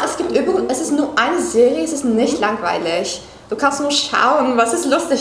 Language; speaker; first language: German; non-native, learner; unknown